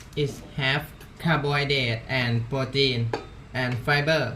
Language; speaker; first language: English; non-native, learner; Thai